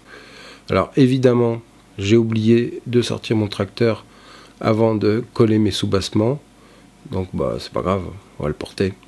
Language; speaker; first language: French; native; French